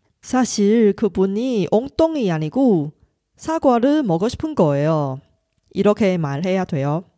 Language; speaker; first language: Korean; non-native, fluent; Chinese